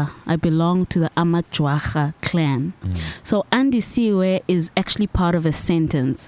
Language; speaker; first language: English; non-native, local second language; Xhosa